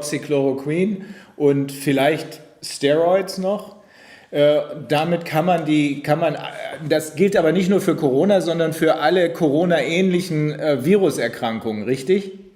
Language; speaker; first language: German; native; German